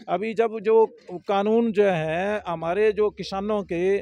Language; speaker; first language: Hindi; native; Hindi